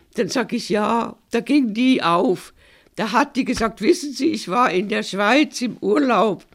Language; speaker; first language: German; native; German